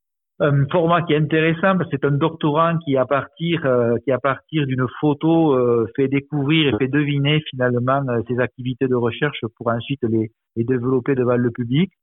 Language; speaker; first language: French; native; French